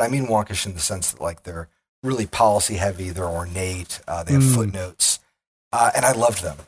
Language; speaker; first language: English; native; English